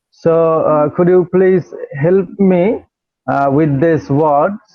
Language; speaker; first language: English; non-native, learner; Bangla